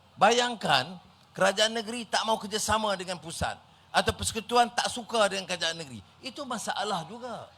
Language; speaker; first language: Malay; native; Malay